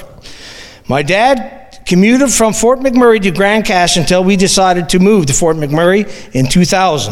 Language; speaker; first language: English; native; English